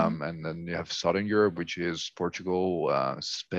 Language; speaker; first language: English; non-native, fluent; Dutch